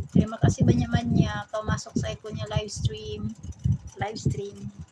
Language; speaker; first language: Filipino; non-native, local second language; Cebuano